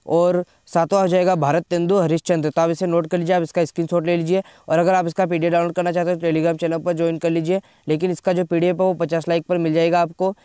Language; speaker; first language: Hindi; native; Hindi